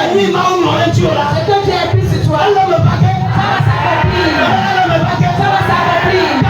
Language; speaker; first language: French; non-native, local second language; Ewe